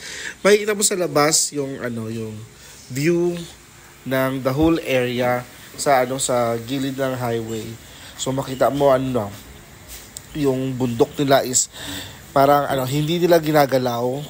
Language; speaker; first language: Filipino; non-native, local second language; Hiligaynon